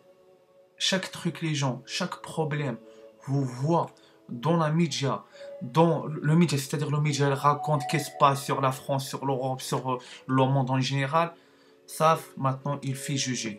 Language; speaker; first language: French; non-native, learner; Arabic